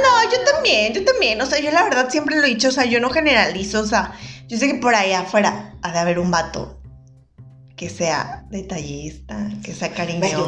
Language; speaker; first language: Spanish; native; Spanish